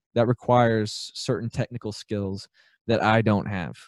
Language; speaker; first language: English; native; English